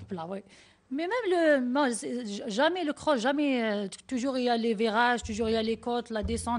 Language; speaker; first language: French; non-native, learner; Arabic